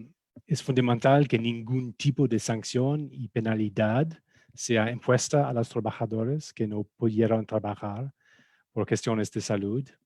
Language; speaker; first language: Spanish; non-native, fluent; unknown